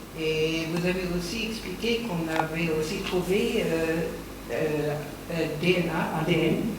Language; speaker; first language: French; non-native, learner; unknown